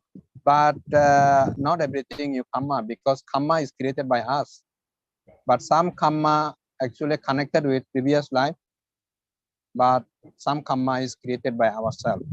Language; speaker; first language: English; non-native, fluent; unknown